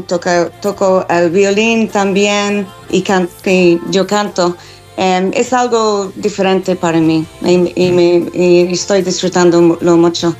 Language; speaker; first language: Spanish; non-native, fluent; English